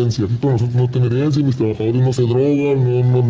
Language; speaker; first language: Spanish; native; Spanish